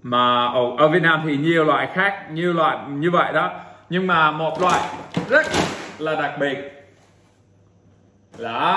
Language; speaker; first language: Vietnamese; non-native, fluent; English